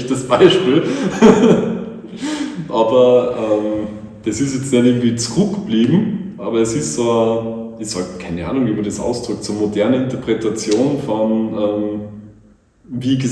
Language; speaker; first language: German; native; German